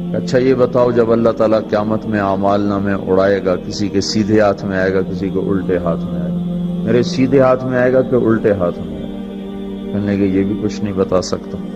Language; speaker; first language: Urdu; non-native, local second language; Punjabi